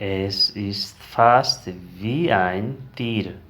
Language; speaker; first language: German; non-native, learner; Urdu